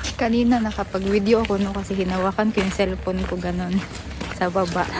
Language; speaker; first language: Filipino; non-native, local second language; Cebuano